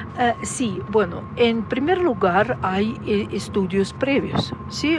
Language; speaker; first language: Spanish; non-native, fluent; Russian